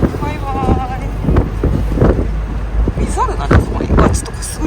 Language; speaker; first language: Japanese; native; Japanese